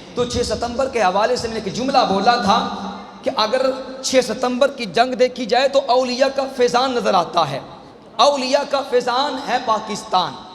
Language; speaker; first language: Urdu; non-native, local second language; Punjabi